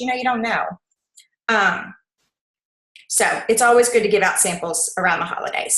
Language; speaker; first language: English; native; English